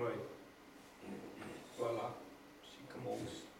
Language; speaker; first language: French; non-native, learner; English